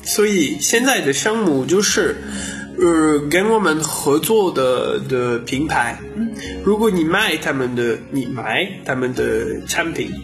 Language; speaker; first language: Chinese; non-native, learner; French